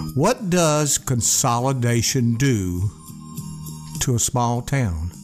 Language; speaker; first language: English; native; English